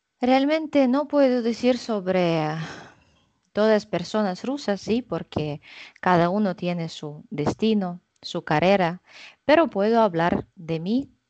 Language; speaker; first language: Spanish; non-native, fluent; Russian